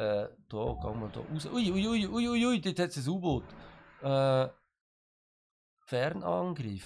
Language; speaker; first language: German; native; German